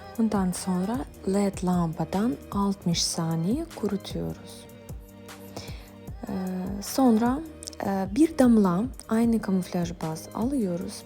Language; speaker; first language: Turkish; non-native, fluent; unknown